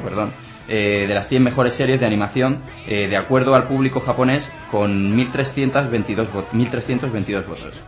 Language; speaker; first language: Spanish; native; Spanish